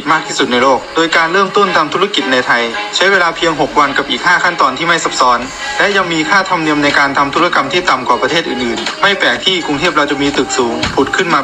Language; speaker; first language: Thai; native; Thai